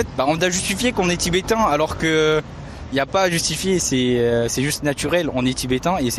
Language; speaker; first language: French; early bilingual, other home language; Tibetan